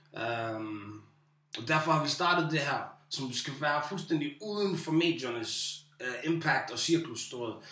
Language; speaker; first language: Danish; early bilingual, other home language; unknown